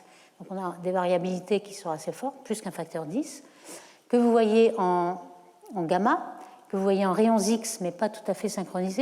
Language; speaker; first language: French; native; French